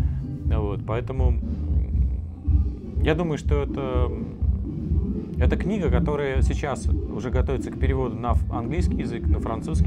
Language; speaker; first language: Russian; native; Russian